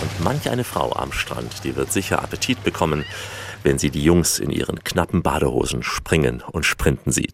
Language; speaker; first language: German; native; German